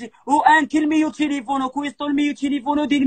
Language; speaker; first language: Italian; non-native, learner; Arabic